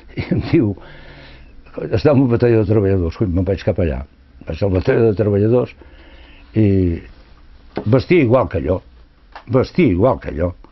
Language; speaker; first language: Catalan; non-native, local second language; Spanish